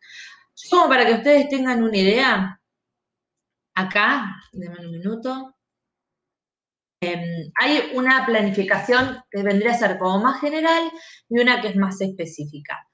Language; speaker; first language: Spanish; native; Spanish